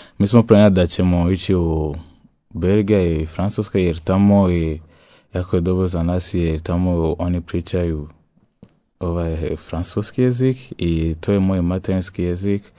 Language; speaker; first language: Croatian; non-native, learner; French